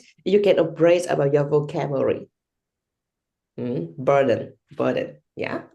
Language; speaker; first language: English; non-native, learner; Vietnamese